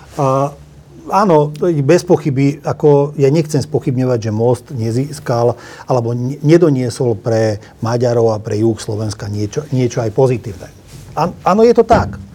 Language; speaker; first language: Slovak; non-native, local second language; Hungarian